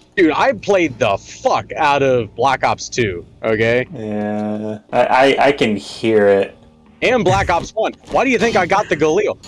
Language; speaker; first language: English; native; English